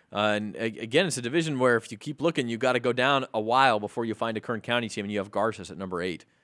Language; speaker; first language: English; native; English